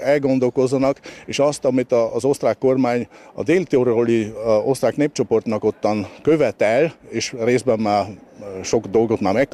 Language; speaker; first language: Hungarian; native; Hungarian